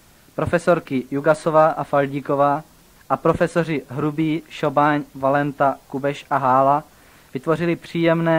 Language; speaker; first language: Czech; native; Czech